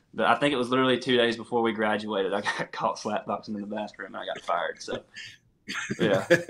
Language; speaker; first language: English; native; English